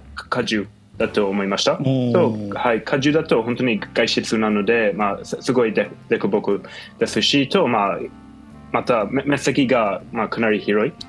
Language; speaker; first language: Japanese; non-native, fluent; English